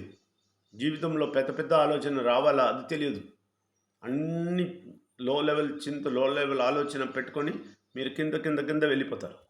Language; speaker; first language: Telugu; non-native, fluent; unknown